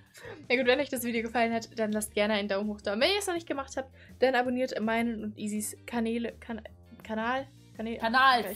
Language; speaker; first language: German; native; German